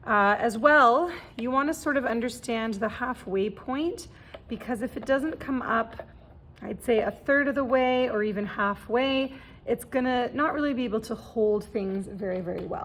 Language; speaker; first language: English; native; English